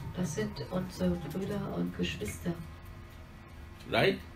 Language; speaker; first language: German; non-native, learner; Hindi